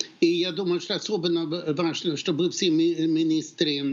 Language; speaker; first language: Russian; non-native, fluent; Swedish